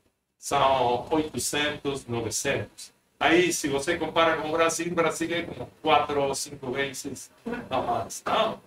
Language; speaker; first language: Portuguese; non-native, fluent; Spanish